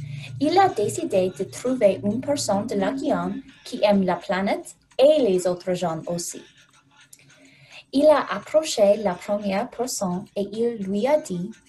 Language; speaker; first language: French; non-native, learner; English